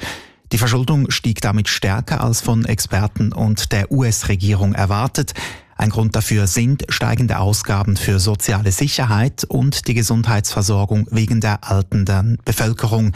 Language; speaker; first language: German; native; German